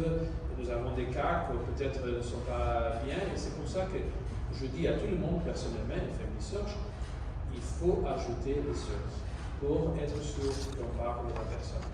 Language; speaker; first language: French; non-native, learner; Spanish